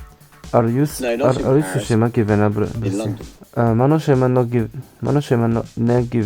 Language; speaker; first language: Lithuanian; non-native, learner; Cantonese